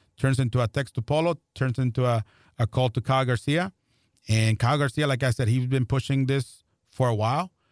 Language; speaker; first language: English; non-native, fluent; Spanish